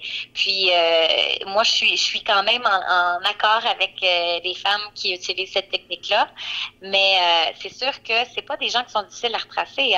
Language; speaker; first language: French; native; French